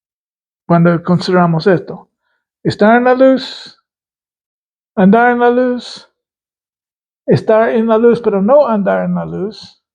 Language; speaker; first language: Spanish; non-native, fluent; English